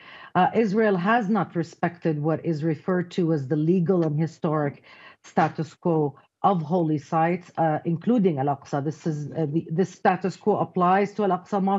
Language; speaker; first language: English; non-native, fluent; Arabic